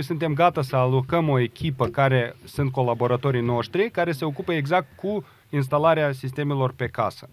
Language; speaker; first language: Romanian; non-native, local second language; Russian